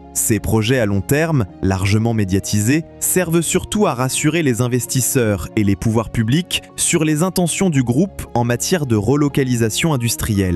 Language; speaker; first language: French; native; French